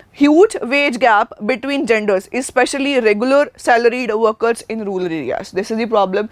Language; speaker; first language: English; non-native, local second language; Punjabi